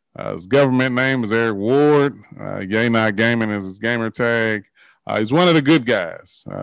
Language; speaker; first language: English; native; English